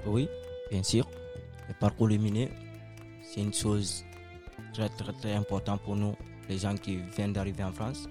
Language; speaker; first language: French; non-native, local second language; Fula